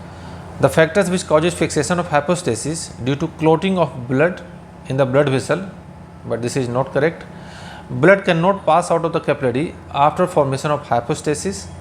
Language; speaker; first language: English; non-native, local second language; Hindi